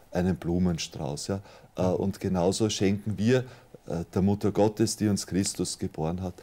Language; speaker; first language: German; native; German